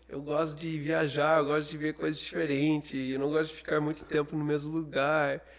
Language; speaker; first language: Portuguese; non-native, fluent; English